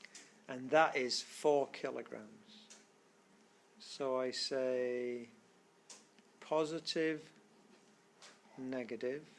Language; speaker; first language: English; native; English